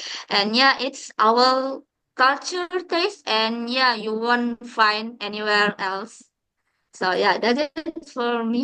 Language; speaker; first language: English; non-native, learner; Indonesian